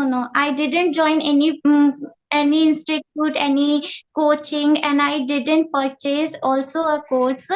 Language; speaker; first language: English; non-native, learner; Hindi